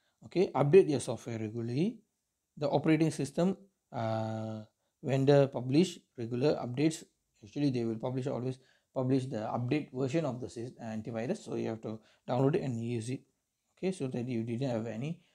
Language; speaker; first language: English; non-native, local second language; Tamil